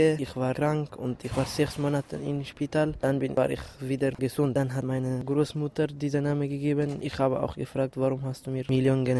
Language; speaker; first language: German; non-native, learner; Tigrinya